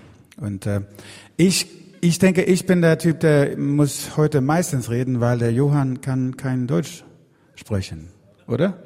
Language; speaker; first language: German; non-native, fluent; Swedish